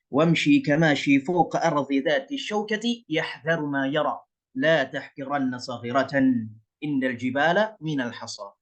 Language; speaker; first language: Arabic; non-native, fluent; Indonesian